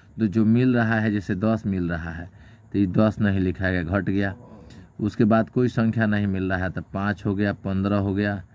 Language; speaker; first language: Hindi; native; Hindi